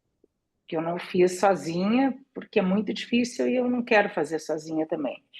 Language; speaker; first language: Portuguese; native; Portuguese